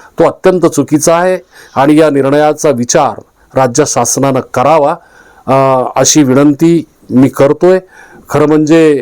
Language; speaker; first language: Marathi; non-native, local second language; Urdu